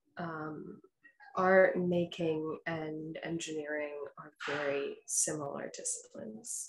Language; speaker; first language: English; native; English